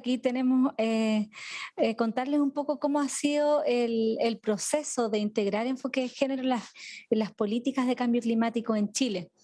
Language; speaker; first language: Spanish; native; Spanish